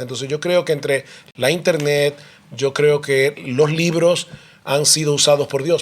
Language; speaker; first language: Spanish; native; Spanish